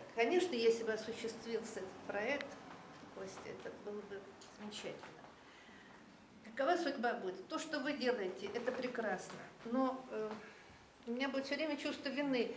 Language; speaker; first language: Russian; native; Russian